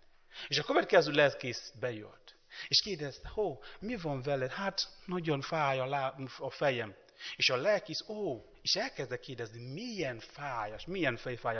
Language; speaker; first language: Hungarian; non-native, learner; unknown